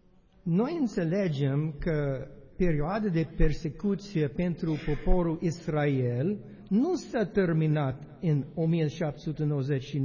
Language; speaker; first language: Romanian; non-native, learner; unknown